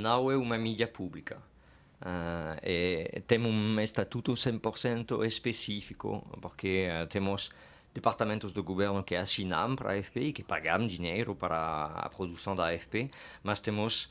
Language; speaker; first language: Portuguese; non-native, fluent; French